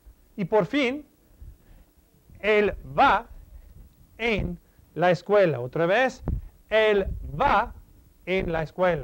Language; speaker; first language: Spanish; non-native, fluent; English